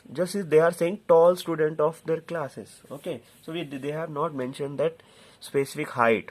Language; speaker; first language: English; non-native, local second language; Telugu